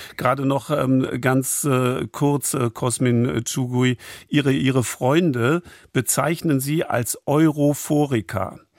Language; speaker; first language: German; native; German